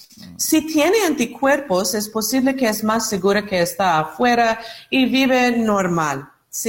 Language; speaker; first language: Spanish; non-native, learner; English